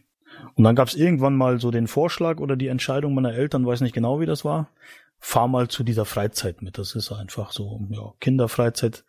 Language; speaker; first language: German; native; German